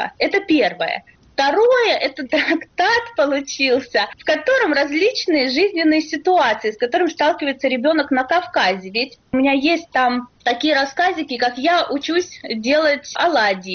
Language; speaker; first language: Russian; native; Russian